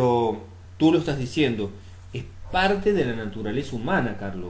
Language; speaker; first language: Spanish; native; Spanish